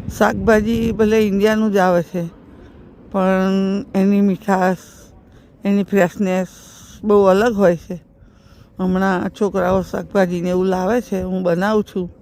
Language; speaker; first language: Gujarati; native; Gujarati